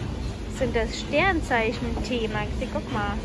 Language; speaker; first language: German; early bilingual, other home language; Russian